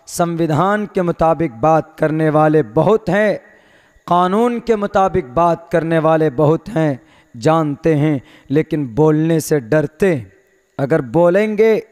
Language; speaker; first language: Hindi; native; Hindi